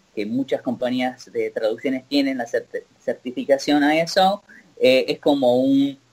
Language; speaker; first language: Spanish; native; Spanish